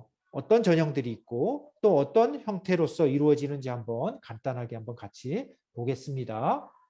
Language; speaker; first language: Korean; native; Korean